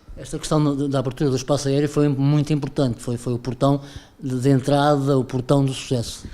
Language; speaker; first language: Portuguese; native; Portuguese